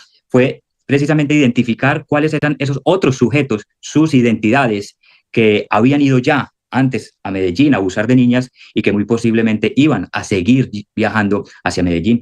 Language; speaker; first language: Spanish; native; Spanish